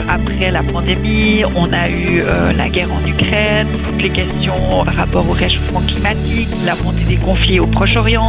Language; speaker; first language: French; native; French